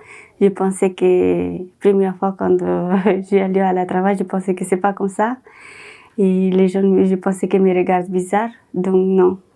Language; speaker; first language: French; non-native, learner; Romanian